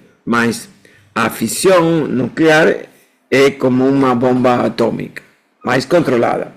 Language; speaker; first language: Portuguese; non-native, fluent; Spanish